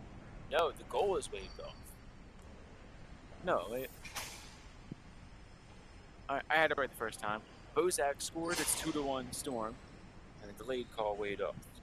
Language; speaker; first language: English; native; English